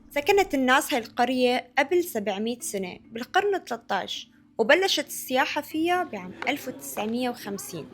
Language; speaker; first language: Arabic; native; Arabic